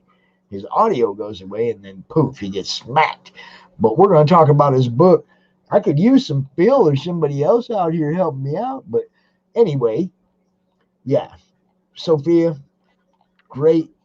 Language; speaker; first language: English; native; English